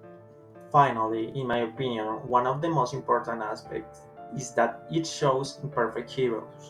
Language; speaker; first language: English; non-native, learner; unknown